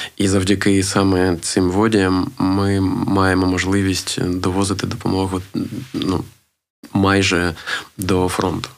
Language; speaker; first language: Ukrainian; non-native, local second language; Russian